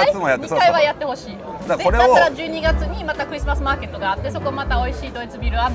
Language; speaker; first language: Japanese; non-native, fluent; German